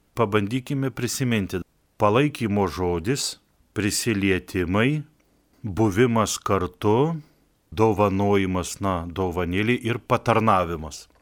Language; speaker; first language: Lithuanian; native; Lithuanian